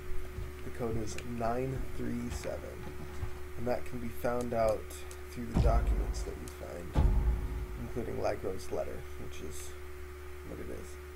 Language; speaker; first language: English; native; English